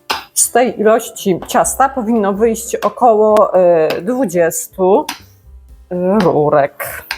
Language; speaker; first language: Polish; native; Polish